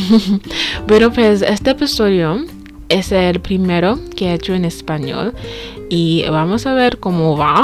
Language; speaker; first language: Spanish; non-native, fluent; English